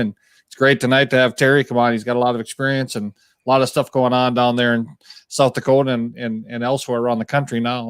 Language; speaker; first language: English; native; English